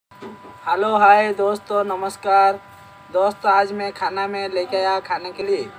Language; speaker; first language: Hindi; non-native, local second language; Odia